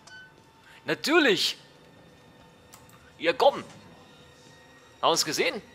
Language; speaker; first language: German; native; German